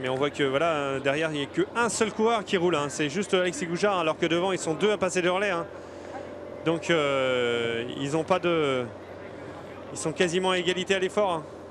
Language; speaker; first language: French; native; French